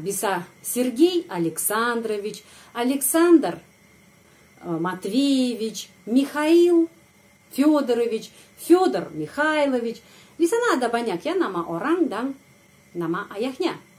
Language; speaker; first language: Indonesian; non-native, fluent; Russian